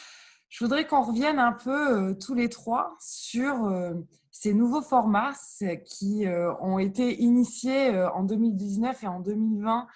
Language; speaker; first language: French; native; French